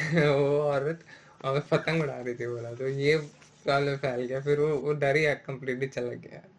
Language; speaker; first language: Hindi; non-native, local second language; Malayalam